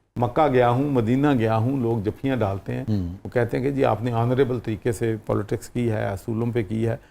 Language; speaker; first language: Urdu; non-native, local second language; Punjabi